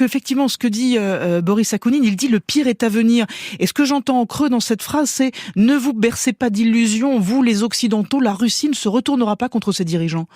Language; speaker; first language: French; native; French